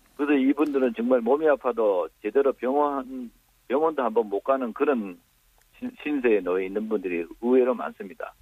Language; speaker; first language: Korean; native; Korean